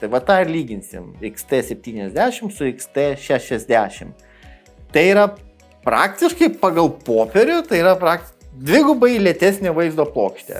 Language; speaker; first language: Lithuanian; native; Lithuanian